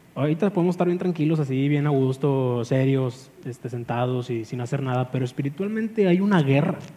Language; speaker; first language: Spanish; native; Spanish